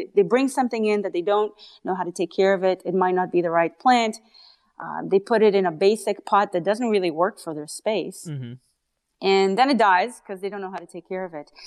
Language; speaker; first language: English; native; English